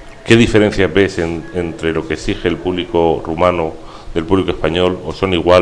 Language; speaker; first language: Spanish; native; Spanish